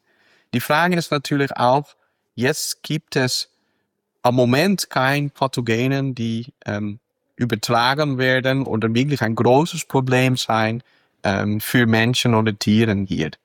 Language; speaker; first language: German; non-native, fluent; Dutch